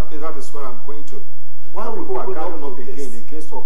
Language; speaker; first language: English; non-native, local second language; Yoruba